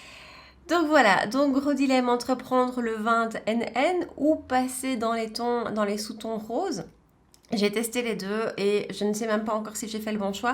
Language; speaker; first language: French; native; French